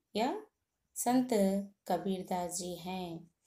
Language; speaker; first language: Hindi; non-native, local second language; Telugu